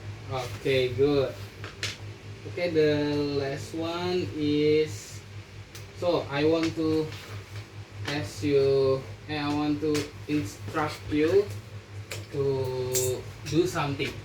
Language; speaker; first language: English; non-native, learner; Indonesian